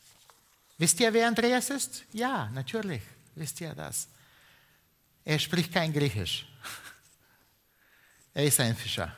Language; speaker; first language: German; non-native, fluent; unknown